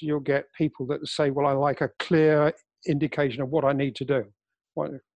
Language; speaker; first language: English; native; English